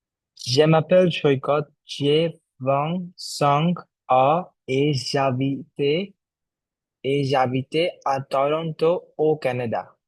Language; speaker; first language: French; non-native, learner; Bangla